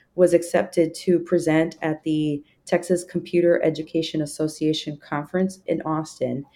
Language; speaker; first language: English; native; English